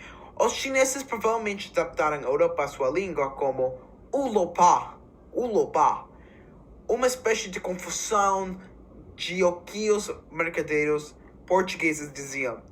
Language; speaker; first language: Portuguese; non-native, learner; English